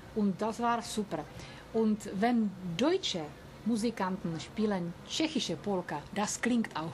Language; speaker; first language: German; non-native, learner; Czech